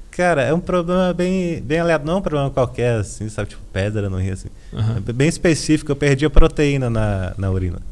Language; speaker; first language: Portuguese; native; Portuguese